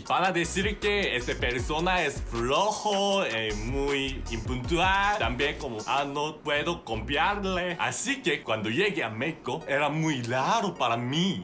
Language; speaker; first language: Spanish; non-native, learner; Korean